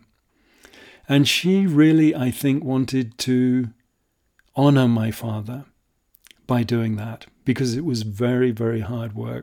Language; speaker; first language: English; native; English